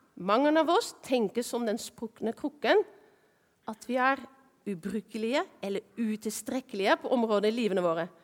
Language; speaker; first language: Norwegian; non-native, fluent; Dutch